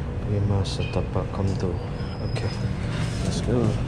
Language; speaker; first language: English; non-native, local second language; Chinese